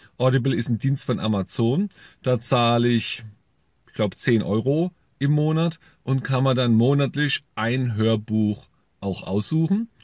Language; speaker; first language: German; native; German